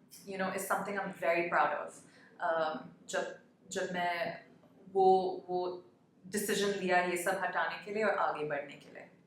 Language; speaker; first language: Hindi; non-native, local second language; English